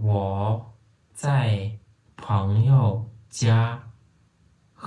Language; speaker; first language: Chinese; non-native, fluent; Turkmen